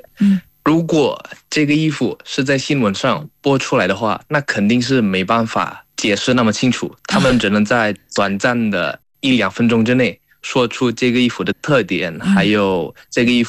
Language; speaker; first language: Chinese; non-native, fluent; Indonesian